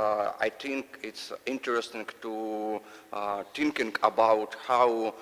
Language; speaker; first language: English; non-native, learner; Russian